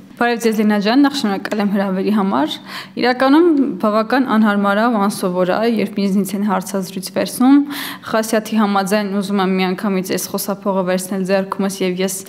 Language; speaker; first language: Armenian; native; Armenian